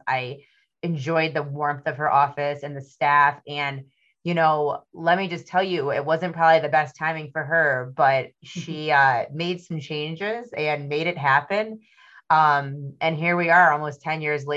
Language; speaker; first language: English; native; English